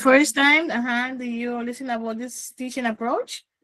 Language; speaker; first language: English; non-native, learner; Spanish